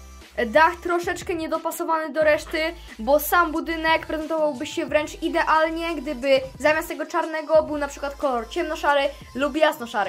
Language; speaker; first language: Polish; native; Polish